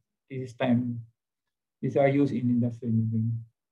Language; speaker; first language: English; non-native, local second language; Malay